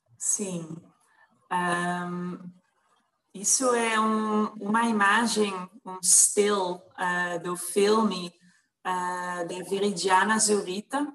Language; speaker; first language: Portuguese; non-native, fluent; Dutch